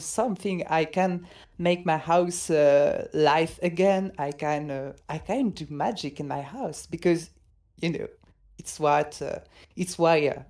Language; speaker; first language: English; non-native, fluent; French